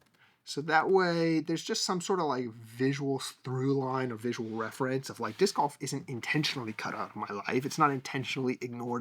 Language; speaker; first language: English; native; English